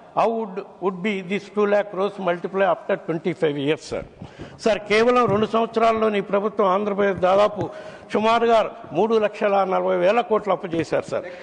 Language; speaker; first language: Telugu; native; Telugu